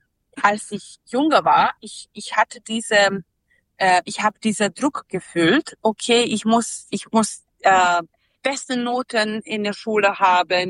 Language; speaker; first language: German; non-native, fluent; Serbian